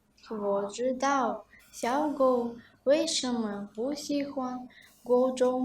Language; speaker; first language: Chinese; non-native, learner; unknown